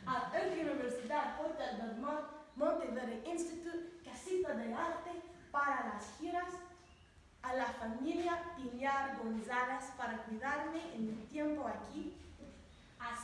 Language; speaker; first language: Spanish; non-native, learner; English